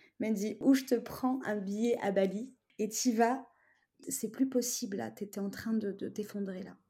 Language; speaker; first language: French; non-native, local second language; Arabic